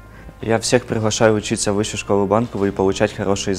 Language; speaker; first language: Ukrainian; non-native, local second language; Russian